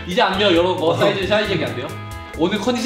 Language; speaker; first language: Korean; native; Korean